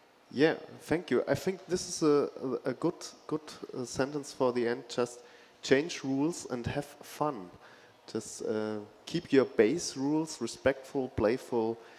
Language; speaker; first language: English; non-native, fluent; German